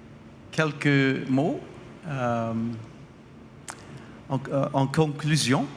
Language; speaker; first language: French; non-native, fluent; English